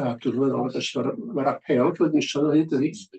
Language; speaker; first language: Welsh; native; Welsh